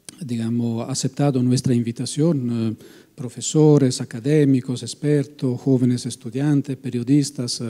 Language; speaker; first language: Spanish; non-native, fluent; Italian